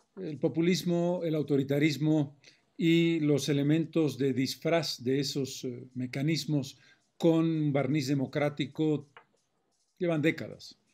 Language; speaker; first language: Spanish; native; Spanish